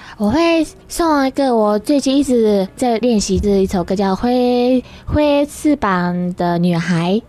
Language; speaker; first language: Chinese; non-native, fluent; Japanese